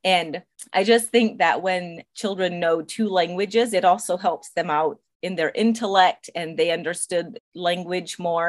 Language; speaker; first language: English; non-native, local second language; Pennsylvania German